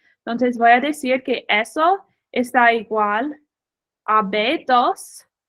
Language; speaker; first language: Spanish; non-native, fluent; English